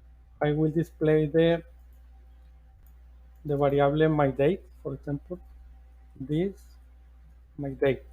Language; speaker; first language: English; non-native, learner; Spanish